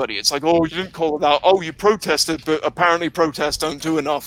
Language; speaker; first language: English; native; English